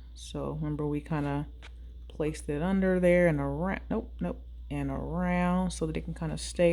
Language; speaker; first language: English; native; English